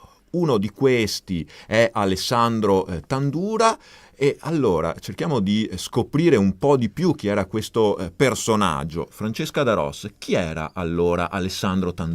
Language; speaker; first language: Italian; native; Italian